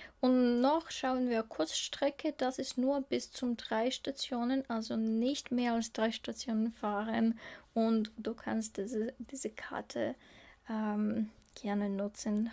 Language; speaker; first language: German; non-native, learner; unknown